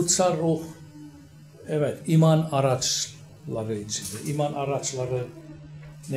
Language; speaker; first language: Turkish; non-native, fluent; Finnish